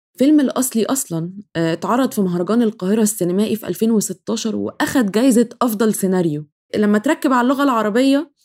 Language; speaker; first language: Arabic; native; Arabic